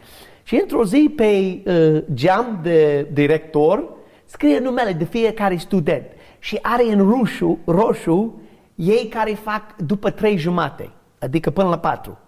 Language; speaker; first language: Romanian; non-native, learner; English